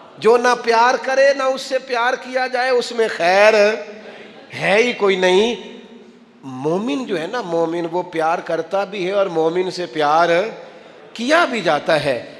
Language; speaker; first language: Urdu; non-native, local second language; Punjabi